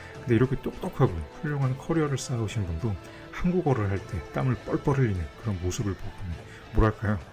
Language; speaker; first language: Korean; native; Korean